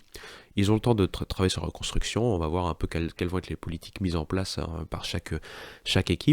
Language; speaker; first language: French; native; French